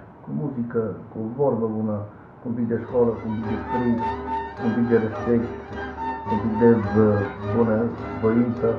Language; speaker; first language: Romanian; non-native, local second language; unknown